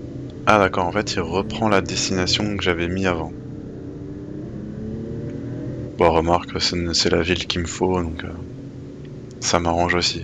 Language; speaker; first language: French; native; French